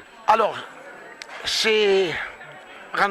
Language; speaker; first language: French; non-native, fluent; Italian